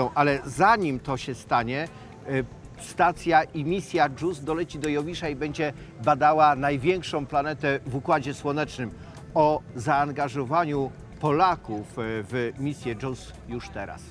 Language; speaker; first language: Polish; native; Polish